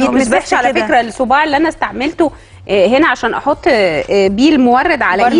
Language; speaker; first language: Arabic; native; Arabic